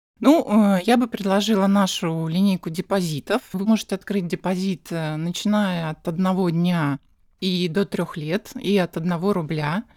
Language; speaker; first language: Russian; native; Russian